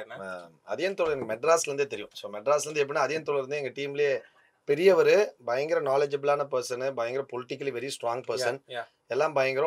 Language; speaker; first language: Tamil; native; Tamil